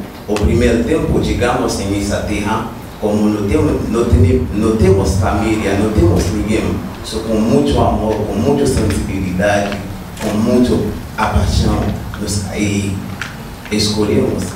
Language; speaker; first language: Portuguese; non-native, learner; Haitian Creole